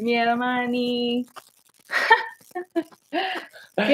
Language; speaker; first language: Spanish; native; Spanish